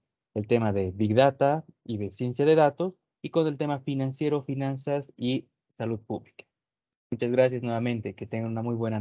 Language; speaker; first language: Spanish; native; Spanish